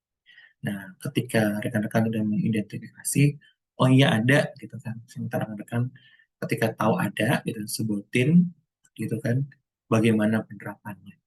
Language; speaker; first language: Indonesian; native; Indonesian